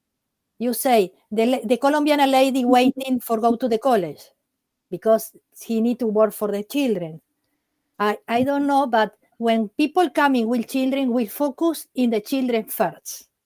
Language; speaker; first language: English; non-native, learner; Spanish